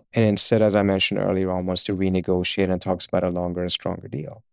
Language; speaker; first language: English; early bilingual, other home language; Persian